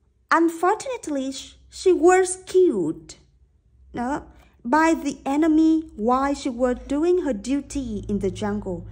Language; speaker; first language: English; non-native, fluent; Vietnamese